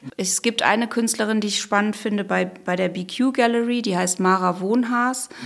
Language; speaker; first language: German; native; German